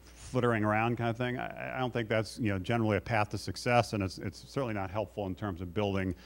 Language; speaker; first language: English; native; English